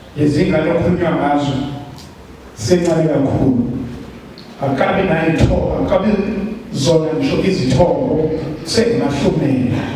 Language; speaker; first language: Zulu; native; Zulu